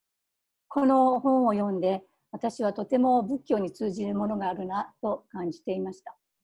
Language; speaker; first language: Japanese; native; Japanese